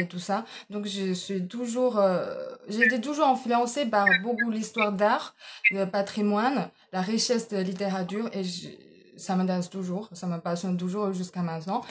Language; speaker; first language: French; non-native, fluent; Chinese